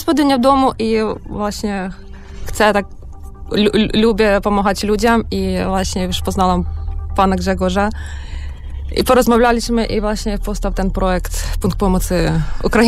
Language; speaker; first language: Polish; non-native, learner; Ukrainian